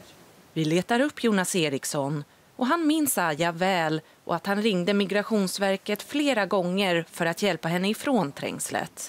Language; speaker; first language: Swedish; native; Swedish